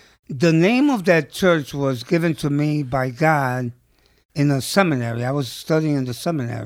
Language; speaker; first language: English; early bilingual, other home language; Spanish